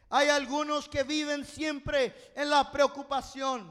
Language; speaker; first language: Spanish; non-native, fluent; English